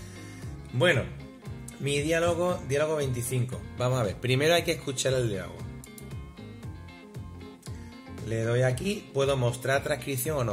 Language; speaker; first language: Spanish; native; Spanish